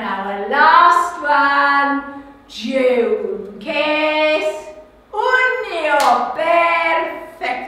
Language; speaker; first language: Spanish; non-native, learner; English